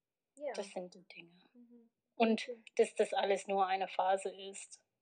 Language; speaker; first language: German; non-native, fluent; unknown